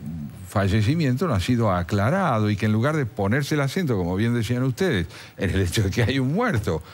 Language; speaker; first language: Spanish; native; Spanish